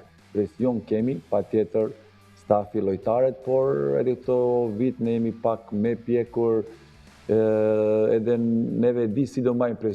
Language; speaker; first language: Albanian; non-native, learner; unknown